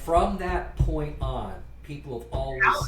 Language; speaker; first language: English; native; English